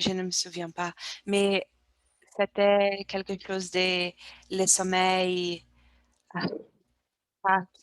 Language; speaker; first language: French; non-native, learner; Portuguese